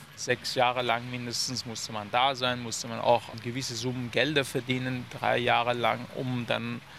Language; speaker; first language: German; non-native, fluent; Persian